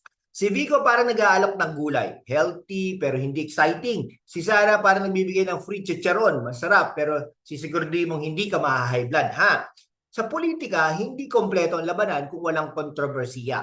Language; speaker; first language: Filipino; native; Filipino